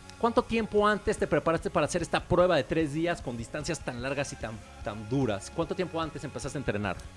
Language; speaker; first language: Spanish; native; Spanish